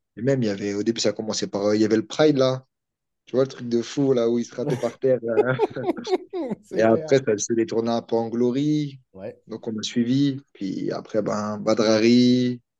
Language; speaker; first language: French; native; French